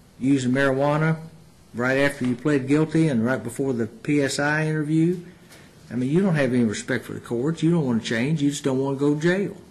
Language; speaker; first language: English; native; English